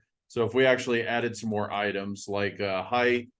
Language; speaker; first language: English; native; English